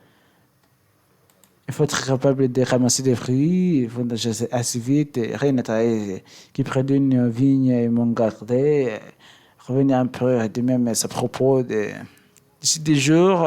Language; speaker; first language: French; non-native, learner; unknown